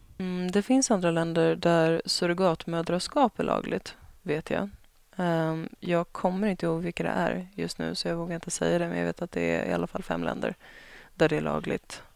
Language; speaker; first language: Swedish; native; Swedish